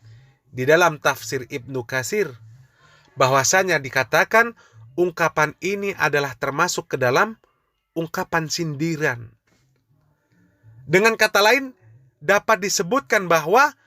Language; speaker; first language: Indonesian; native; Indonesian